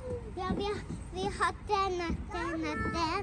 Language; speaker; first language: Swedish; early bilingual, other home language; Mongolian